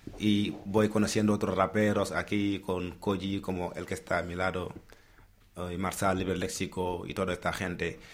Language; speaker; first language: Spanish; non-native, fluent; Wolof